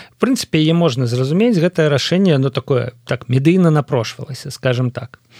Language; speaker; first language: Belarusian; non-native, local second language; Russian